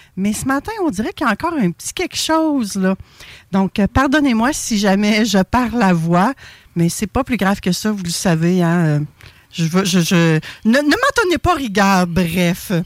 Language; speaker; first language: French; native; French